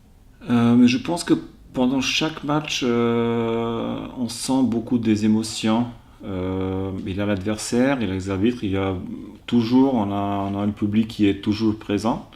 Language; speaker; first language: French; non-native, fluent; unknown